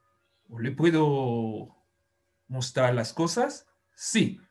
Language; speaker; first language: Spanish; non-native, fluent; French